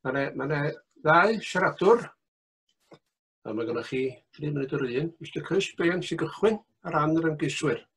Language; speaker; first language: Welsh; native; Welsh